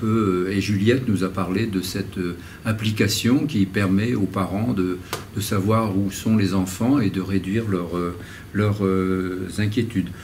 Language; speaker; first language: French; native; French